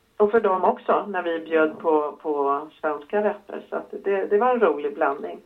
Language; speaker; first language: Swedish; native; Swedish